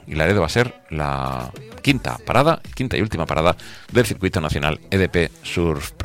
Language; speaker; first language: Spanish; native; Spanish